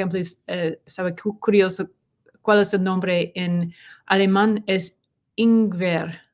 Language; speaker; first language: Spanish; non-native, learner; English